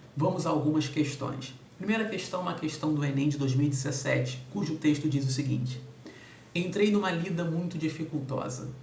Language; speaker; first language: Portuguese; native; Portuguese